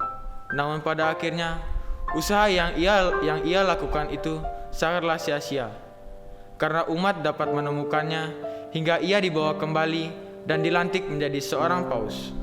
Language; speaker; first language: Indonesian; native; Indonesian